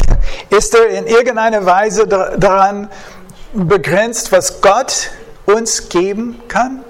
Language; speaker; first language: German; non-native, fluent; English